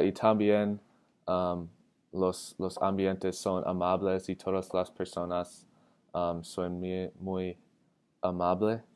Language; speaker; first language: Spanish; non-native, learner; English